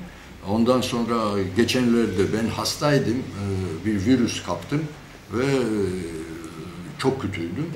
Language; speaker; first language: Turkish; non-native, fluent; Georgian